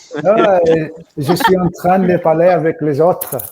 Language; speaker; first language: French; non-native, learner; English